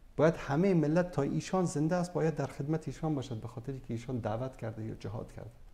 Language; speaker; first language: Persian; native; Persian